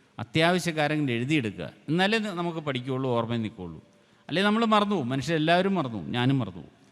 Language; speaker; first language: Malayalam; native; Malayalam